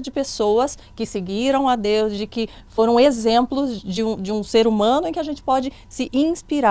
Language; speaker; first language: Portuguese; native; Portuguese